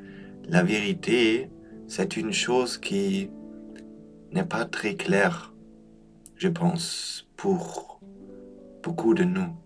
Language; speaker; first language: French; non-native, fluent; German